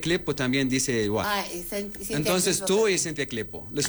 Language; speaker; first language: Spanish; non-native, learner; Arabic